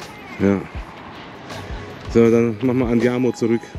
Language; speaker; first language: German; native; German